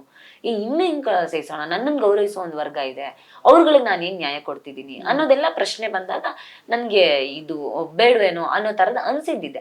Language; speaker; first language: Kannada; native; Kannada